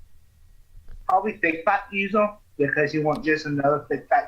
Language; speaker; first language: English; native; English